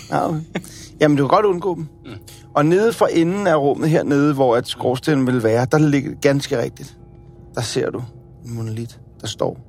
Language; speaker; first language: Danish; native; Danish